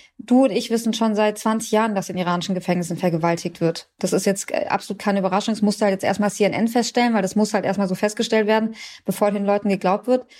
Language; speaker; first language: German; early bilingual, other home language; Persian